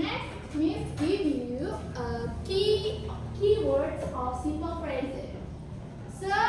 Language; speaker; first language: English; non-native, learner; Indonesian